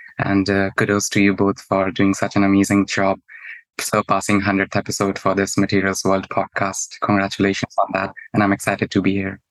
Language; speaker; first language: English; non-native, local second language; Hindi